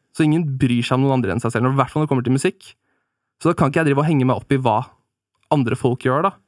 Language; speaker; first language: Norwegian; native; Norwegian